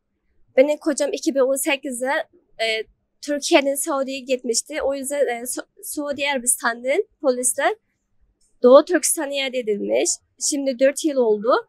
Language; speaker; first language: Turkish; non-native, fluent; Uyghur